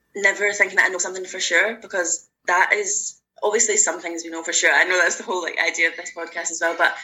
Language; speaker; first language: English; native; English